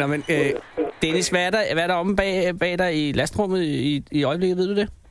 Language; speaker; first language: Danish; native; Danish